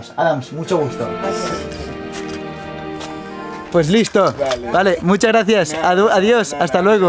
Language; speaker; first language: Spanish; native; Spanish